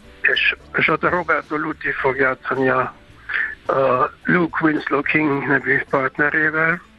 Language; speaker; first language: Hungarian; non-native, fluent; German